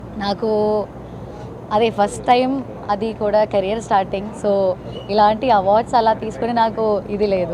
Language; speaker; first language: Telugu; early bilingual, heritage; Telugu